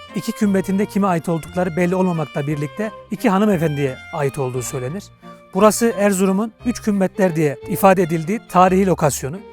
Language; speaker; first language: Turkish; native; Turkish